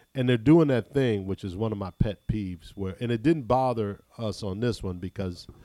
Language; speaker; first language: English; native; English